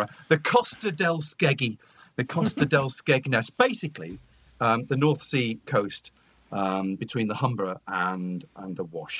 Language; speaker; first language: English; native; English